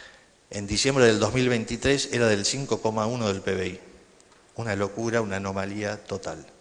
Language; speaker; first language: Spanish; native; Spanish